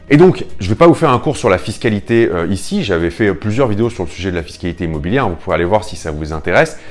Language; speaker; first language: French; native; French